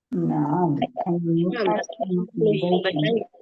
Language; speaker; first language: Arabic; non-native, learner; Indonesian